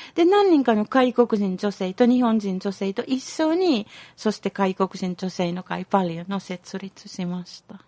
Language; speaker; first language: Japanese; non-native, fluent; Finnish